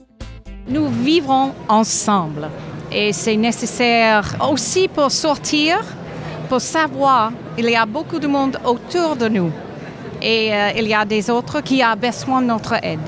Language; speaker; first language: French; non-native, fluent; English